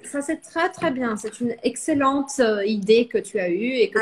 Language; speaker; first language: French; non-native, fluent; Portuguese